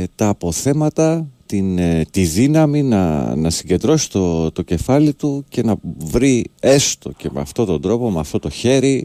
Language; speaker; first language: Greek; native; Greek